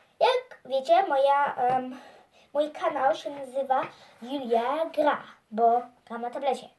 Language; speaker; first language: Polish; early bilingual, heritage; Polish